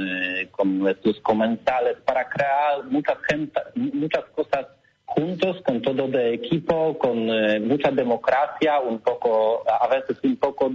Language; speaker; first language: Spanish; non-native, learner; Polish